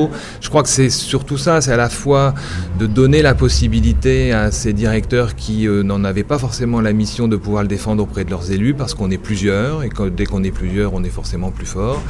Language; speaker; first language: French; native; French